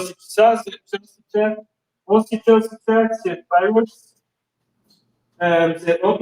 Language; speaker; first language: French; non-native, learner; German